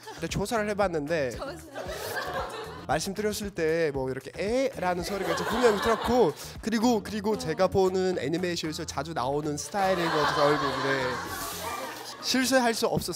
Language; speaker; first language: Korean; non-native, fluent; Uzbek